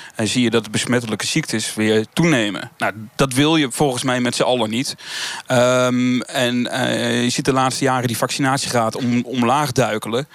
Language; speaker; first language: Dutch; native; Dutch